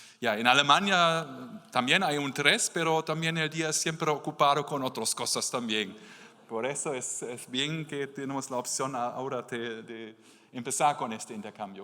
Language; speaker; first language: Spanish; non-native, learner; German